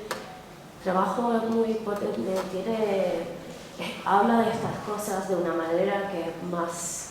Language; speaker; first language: Spanish; non-native, fluent; English